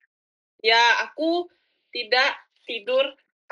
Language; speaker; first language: Indonesian; non-native, fluent; English